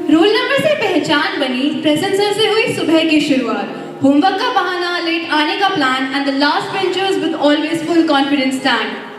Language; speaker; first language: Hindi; native; Hindi